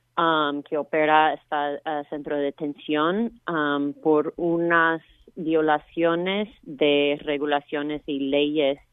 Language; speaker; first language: Spanish; non-native, fluent; English